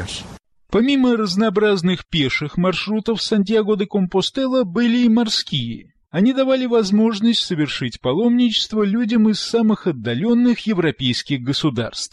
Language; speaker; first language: Russian; native; Russian